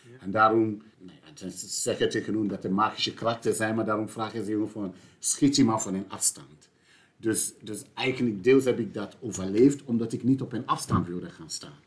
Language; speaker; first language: Dutch; non-native, fluent; English